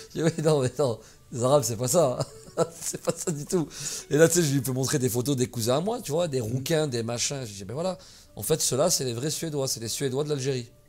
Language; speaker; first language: French; native; French